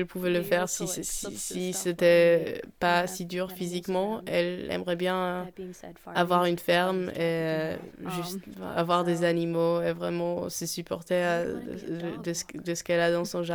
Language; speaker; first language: French; non-native, fluent; Polish